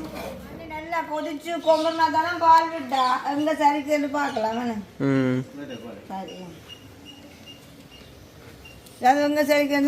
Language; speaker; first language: Tamil; native; Tamil